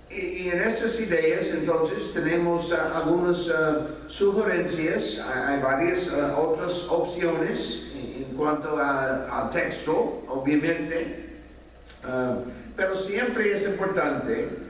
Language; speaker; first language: Spanish; non-native, fluent; English